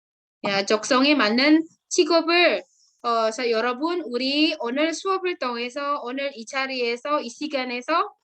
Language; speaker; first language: Korean; non-native, fluent; Indonesian